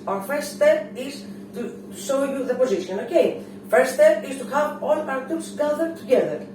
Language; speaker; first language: English; non-native, fluent; Greek